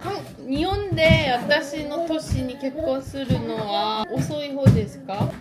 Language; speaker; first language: Japanese; non-native, learner; Korean